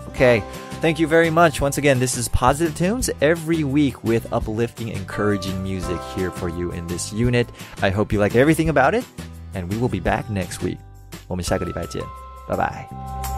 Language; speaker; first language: English; early bilingual, other home language; Chinese